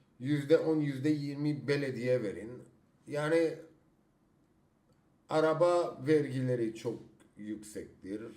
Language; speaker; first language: Turkish; early bilingual, heritage; English